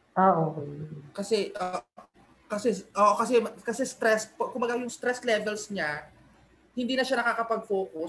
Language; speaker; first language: Filipino; native; Filipino